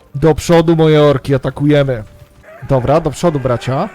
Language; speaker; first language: Polish; native; Polish